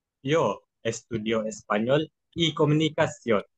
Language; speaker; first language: Spanish; non-native, learner; Malay